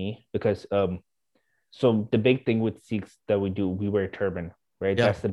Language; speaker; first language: English; non-native, fluent; Swedish